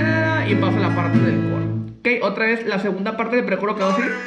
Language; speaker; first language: Spanish; native; Spanish